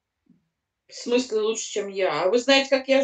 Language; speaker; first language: Russian; native; Russian